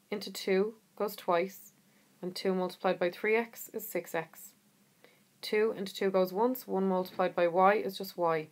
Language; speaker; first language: English; native; English